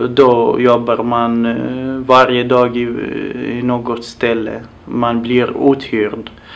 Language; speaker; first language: Swedish; non-native, fluent; Arabic